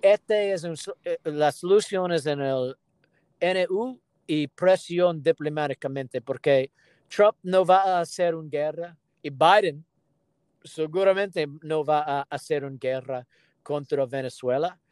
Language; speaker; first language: Spanish; non-native, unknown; English